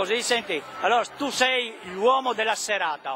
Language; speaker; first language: Italian; native; Italian